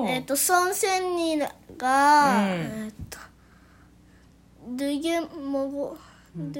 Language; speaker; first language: Korean; non-native, learner; Japanese